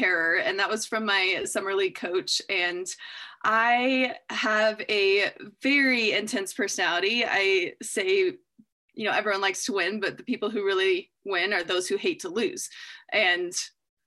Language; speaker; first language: English; native; English